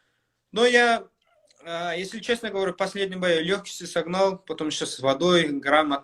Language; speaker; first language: Russian; non-native, local second language; Kyrgyz